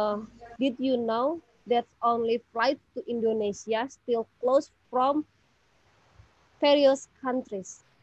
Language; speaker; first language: English; non-native, learner; Indonesian